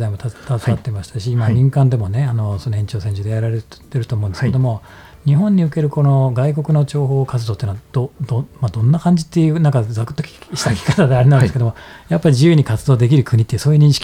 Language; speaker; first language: Japanese; native; Japanese